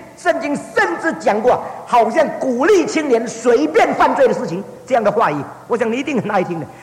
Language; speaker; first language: Chinese; early bilingual, heritage; Chinese